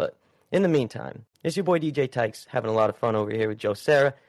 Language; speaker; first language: English; native; English